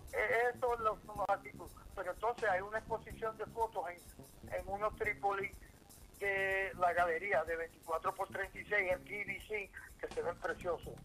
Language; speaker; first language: Spanish; early bilingual, heritage; Spanish